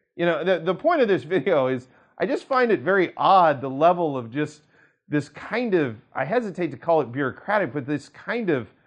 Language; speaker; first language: English; native; English